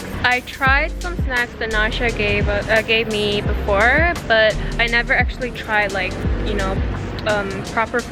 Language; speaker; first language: English; non-native, fluent; Mongolian